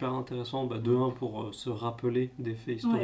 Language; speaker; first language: French; native; French